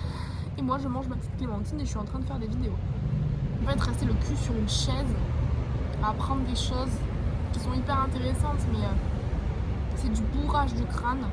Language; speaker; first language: French; native; French